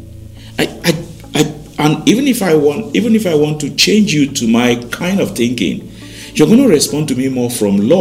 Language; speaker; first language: English; non-native, local second language; Yoruba